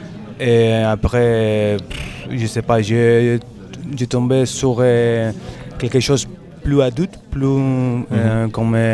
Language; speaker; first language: French; non-native, learner; Spanish